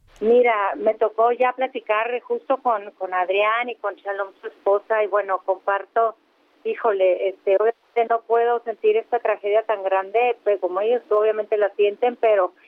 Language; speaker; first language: Spanish; native; Spanish